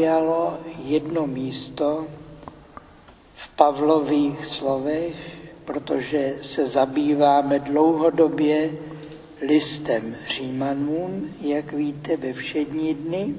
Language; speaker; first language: Czech; native; Czech